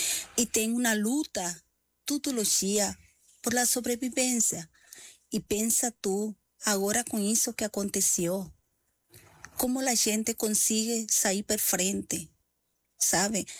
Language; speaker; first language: Portuguese; non-native, learner; Spanish